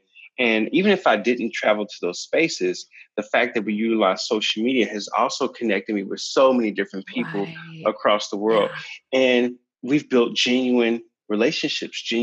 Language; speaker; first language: English; native; English